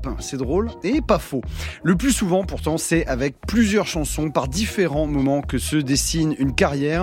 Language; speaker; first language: French; native; French